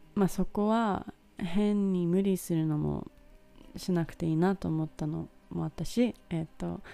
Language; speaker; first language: Japanese; early bilingual, heritage; Japanese